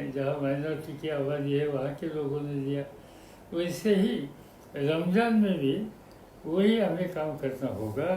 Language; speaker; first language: Hindi; non-native, local second language; Marathi